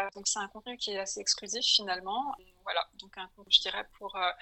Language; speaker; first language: French; native; French